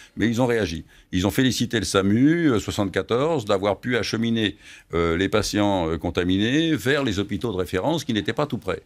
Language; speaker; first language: French; native; French